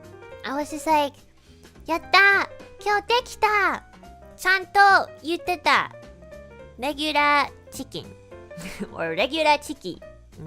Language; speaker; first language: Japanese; non-native, learner; English